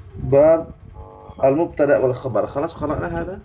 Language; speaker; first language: Arabic; non-native, fluent; Indonesian